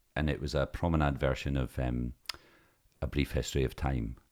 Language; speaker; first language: English; native; English